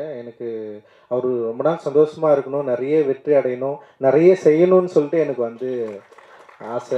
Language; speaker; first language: Tamil; native; Tamil